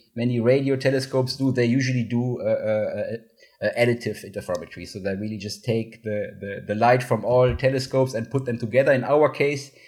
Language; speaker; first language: English; non-native, fluent; German